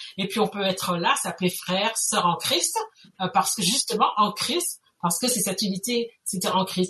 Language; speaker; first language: French; native; French